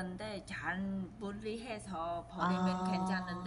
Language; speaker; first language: Korean; non-native, fluent; Vietnamese